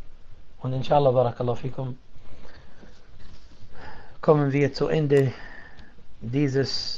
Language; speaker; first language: German; non-native, fluent; Arabic